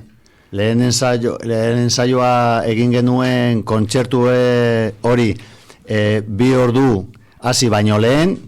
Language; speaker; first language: Basque; non-native, local second language; Spanish